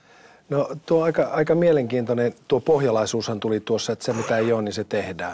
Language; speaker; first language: Finnish; native; Finnish